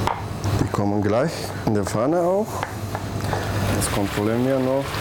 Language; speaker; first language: German; non-native, learner; Turkish